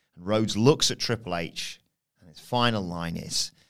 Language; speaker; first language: English; native; English